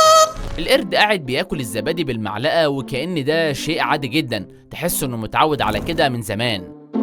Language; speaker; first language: Arabic; native; Arabic